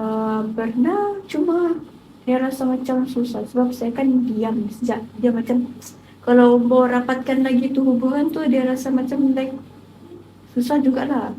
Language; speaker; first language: Malay; native; Malay